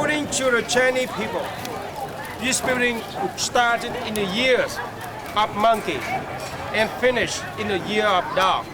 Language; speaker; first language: English; non-native, fluent; Vietnamese